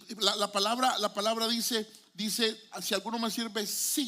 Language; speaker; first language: Spanish; native; Spanish